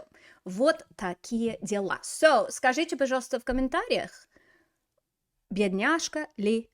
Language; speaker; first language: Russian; non-native, fluent; English